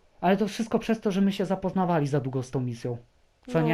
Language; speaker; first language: Polish; native; Polish